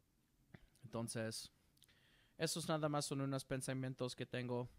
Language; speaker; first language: Spanish; non-native, learner; English